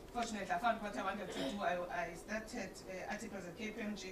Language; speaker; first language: English; non-native, local second language; Xhosa